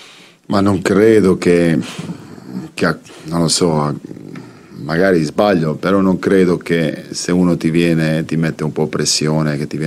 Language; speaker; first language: Italian; non-native, fluent; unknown